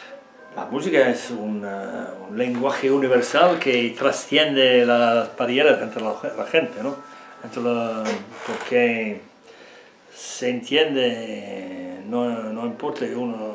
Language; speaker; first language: Spanish; non-native, fluent; English